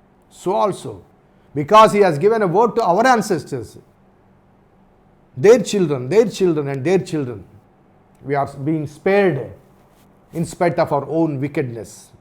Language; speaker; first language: English; non-native, local second language; Telugu